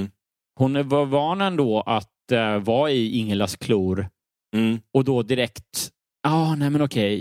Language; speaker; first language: Swedish; native; Swedish